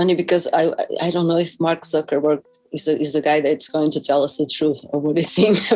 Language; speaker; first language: English; non-native, fluent; Portuguese